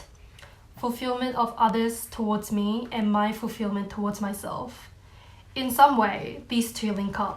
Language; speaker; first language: English; non-native, fluent; Korean